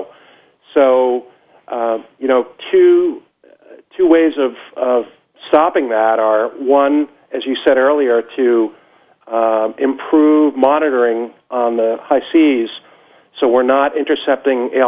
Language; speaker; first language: English; native; English